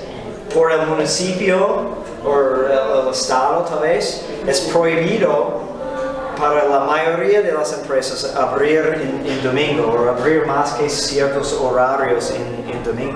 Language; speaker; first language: Spanish; non-native, fluent; English